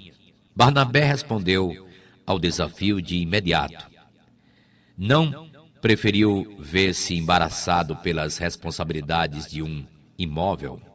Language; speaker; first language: Portuguese; native; Portuguese